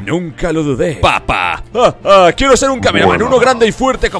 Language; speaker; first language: Spanish; native; Spanish